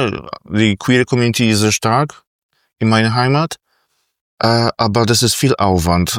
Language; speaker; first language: German; non-native, fluent; Polish